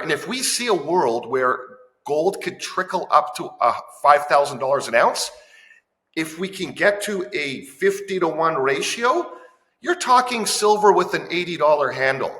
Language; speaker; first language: English; native; English